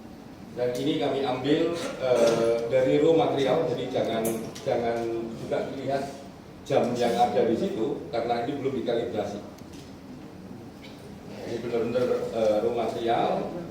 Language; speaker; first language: Indonesian; native; Indonesian